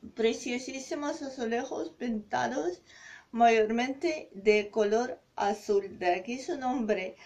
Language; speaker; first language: Spanish; non-native, fluent; Russian